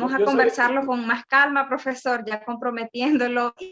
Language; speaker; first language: Spanish; native; Spanish